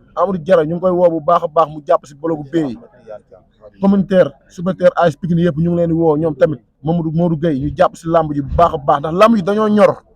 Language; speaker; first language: Wolof; non-native, local second language; Fula